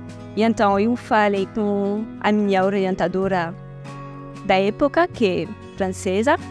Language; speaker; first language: Portuguese; non-native, fluent; French